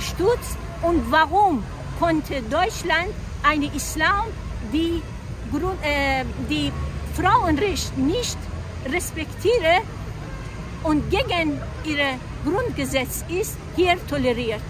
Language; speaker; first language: German; non-native, fluent; Persian